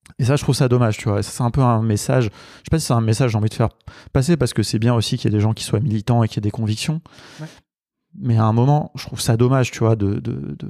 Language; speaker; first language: French; native; French